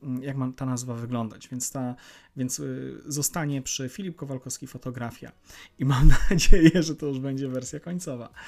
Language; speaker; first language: Polish; native; Polish